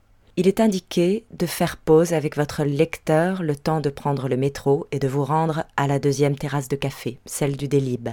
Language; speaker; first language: French; native; French